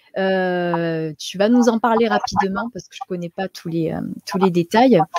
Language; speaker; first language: French; native; French